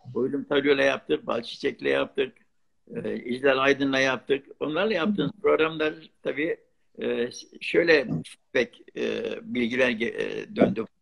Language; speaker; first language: Turkish; non-native, local second language; Arabic